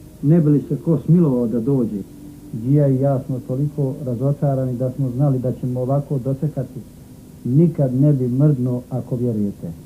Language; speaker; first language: Bosnian; native; Bosnian